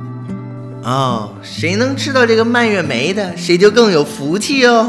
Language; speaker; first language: Chinese; native; Chinese